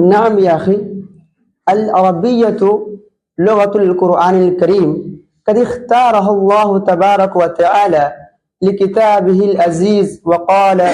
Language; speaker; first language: Arabic; non-native, learner; Urdu